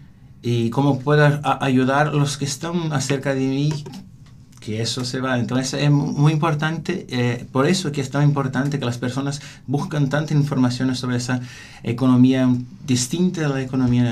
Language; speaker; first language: Spanish; non-native, learner; Portuguese